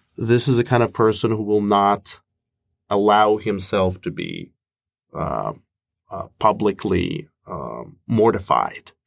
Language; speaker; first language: English; non-native, fluent; Russian